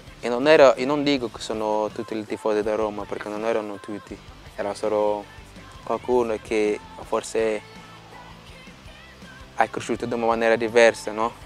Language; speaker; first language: Italian; non-native, fluent; Portuguese